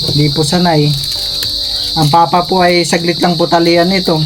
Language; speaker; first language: Filipino; native; Filipino